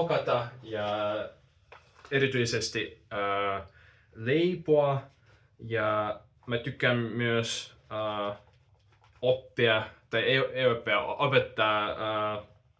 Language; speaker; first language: Finnish; non-native, fluent; Russian